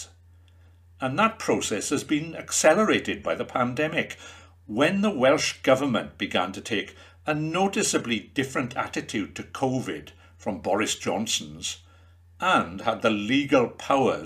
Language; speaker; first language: English; native; English